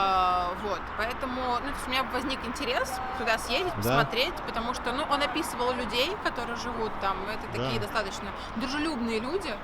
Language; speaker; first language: Russian; native; Russian